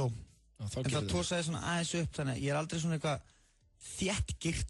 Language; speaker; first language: Icelandic; native; Icelandic